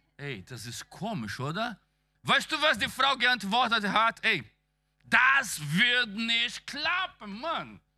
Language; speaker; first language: German; non-native, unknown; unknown